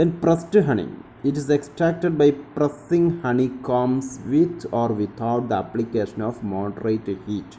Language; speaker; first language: English; non-native, local second language; Malayalam